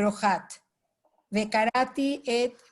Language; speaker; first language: Hebrew; non-native, learner; Spanish